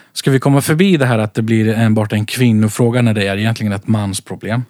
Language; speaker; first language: Swedish; early bilingual, other home language; Central Kurdish